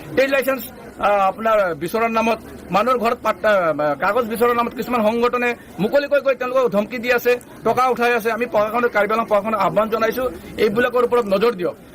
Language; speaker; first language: Assamese; non-native, local second language; Bangla